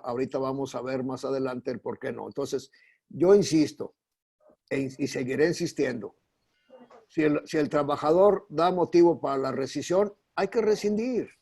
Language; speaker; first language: Spanish; native; Spanish